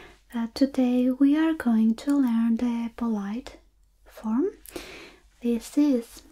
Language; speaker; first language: English; non-native, fluent; Spanish